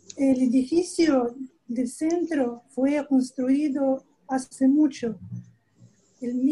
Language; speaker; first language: Spanish; non-native, fluent; Russian